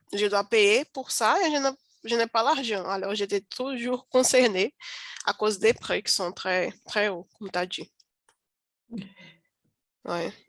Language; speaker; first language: French; non-native, learner; Portuguese